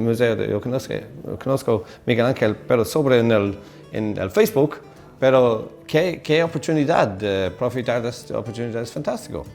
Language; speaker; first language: Spanish; non-native, fluent; English